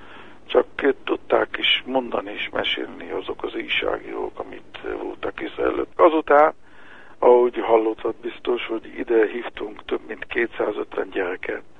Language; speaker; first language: Hungarian; early bilingual, heritage; Hebrew